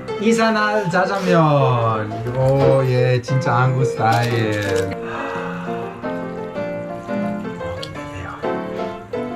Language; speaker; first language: Korean; non-native, learner; Italian